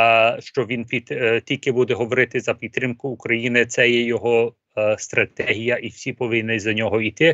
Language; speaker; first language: Ukrainian; early bilingual, heritage; Ukrainian